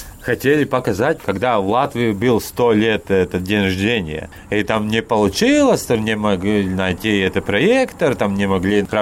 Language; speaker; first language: Russian; non-native, learner; Latvian